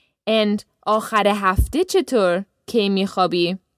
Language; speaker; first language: Persian; native; Persian